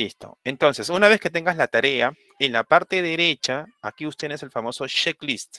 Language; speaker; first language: Spanish; native; Spanish